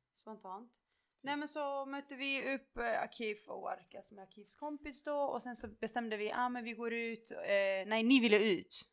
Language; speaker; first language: Swedish; early bilingual, other home language; Kurdish